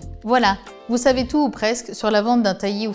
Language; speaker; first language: French; native; French